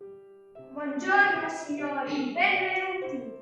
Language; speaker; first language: Italian; non-native, learner; Croatian